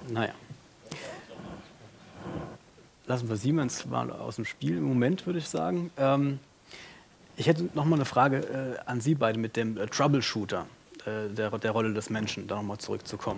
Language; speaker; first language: German; native; German